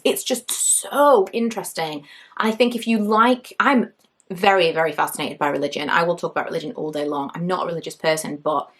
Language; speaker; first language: English; native; English